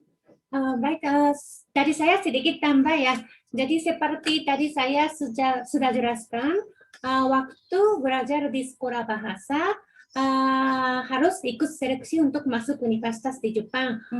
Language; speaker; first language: Indonesian; non-native, fluent; Japanese